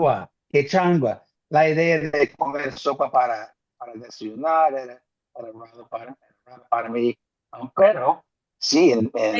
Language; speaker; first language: Spanish; non-native, fluent; English